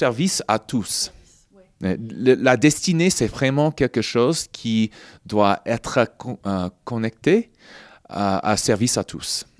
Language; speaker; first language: French; non-native, fluent; English